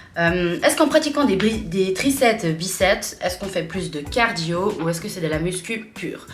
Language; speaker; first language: French; native; French